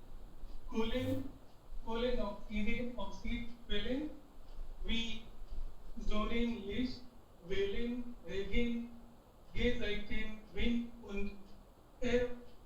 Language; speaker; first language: German; non-native, learner; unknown